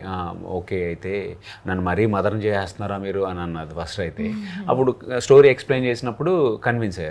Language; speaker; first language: Telugu; native; Telugu